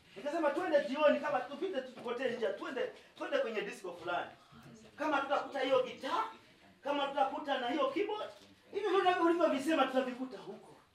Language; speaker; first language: Swahili; non-native, local second language; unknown